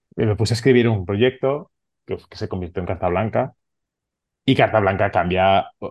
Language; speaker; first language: Spanish; non-native, local second language; Catalan